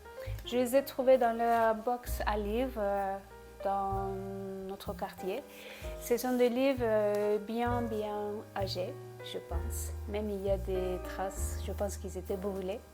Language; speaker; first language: French; non-native, fluent; Turkish